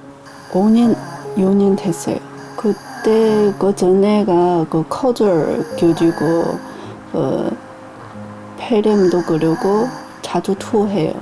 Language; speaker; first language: Korean; non-native, learner; Chinese